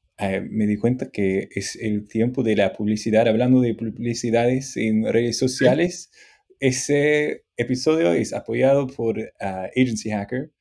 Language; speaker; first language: Spanish; non-native, fluent; English